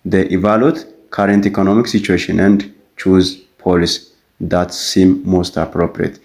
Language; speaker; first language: English; non-native, local second language; Amharic